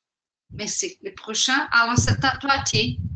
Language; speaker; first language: French; non-native, fluent; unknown